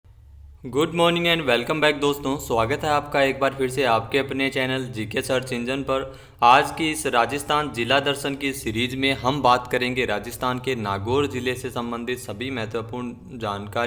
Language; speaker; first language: Hindi; native; Hindi